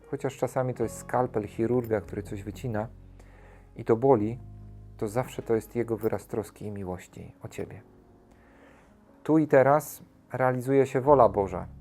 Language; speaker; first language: Polish; native; Polish